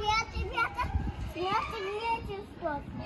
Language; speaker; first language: Russian; early bilingual, other home language; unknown